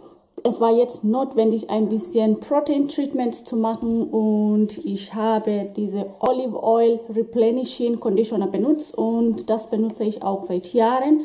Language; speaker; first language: German; non-native, fluent; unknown